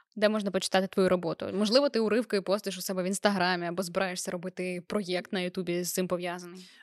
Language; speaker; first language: Ukrainian; native; Ukrainian